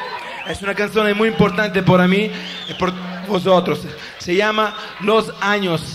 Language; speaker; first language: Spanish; non-native, learner; Italian